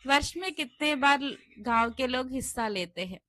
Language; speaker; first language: Hindi; non-native, local second language; Telugu